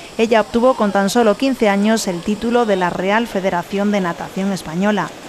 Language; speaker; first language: Spanish; native; Spanish